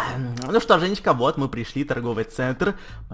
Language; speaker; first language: Russian; native; Russian